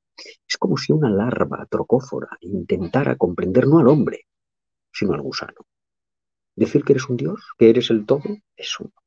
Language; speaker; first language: Spanish; non-native, local second language; Catalan